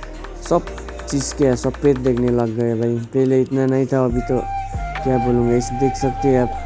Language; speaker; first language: Hindi; non-native, local second language; Nepali